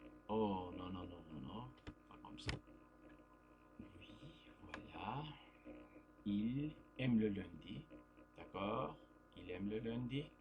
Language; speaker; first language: French; non-native, fluent; Turkish